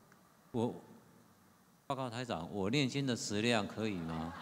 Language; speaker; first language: Chinese; native; Chinese